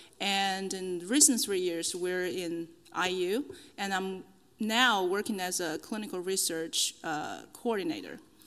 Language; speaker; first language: English; non-native, fluent; Chinese